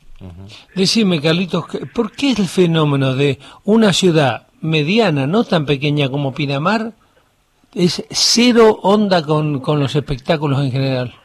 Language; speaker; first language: Spanish; native; Spanish